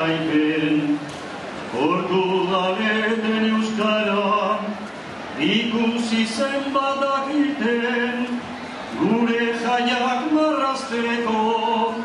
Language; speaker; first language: Basque; non-native, local second language; Spanish